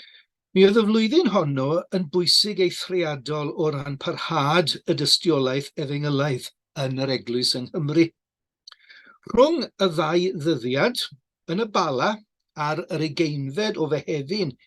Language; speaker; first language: Welsh; native; Welsh